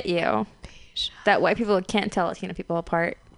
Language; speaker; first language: English; non-native, fluent; Spanish